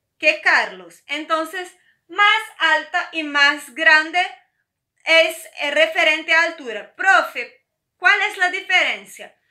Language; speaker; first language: Spanish; non-native, fluent; Portuguese